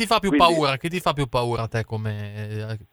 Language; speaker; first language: Italian; native; Italian